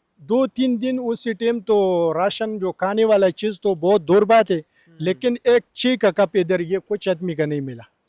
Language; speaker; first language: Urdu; non-native, local second language; Pashto